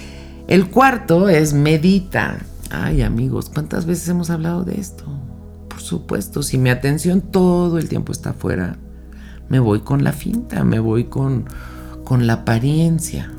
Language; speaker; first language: Spanish; native; Spanish